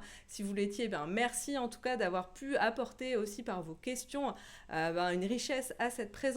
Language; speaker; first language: French; native; French